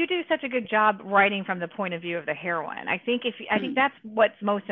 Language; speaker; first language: English; native; English